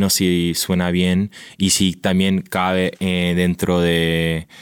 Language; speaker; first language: Spanish; early bilingual, heritage; Spanish